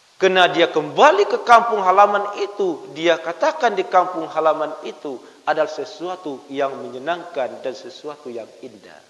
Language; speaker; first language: Malay; non-native, local second language; Minangkabau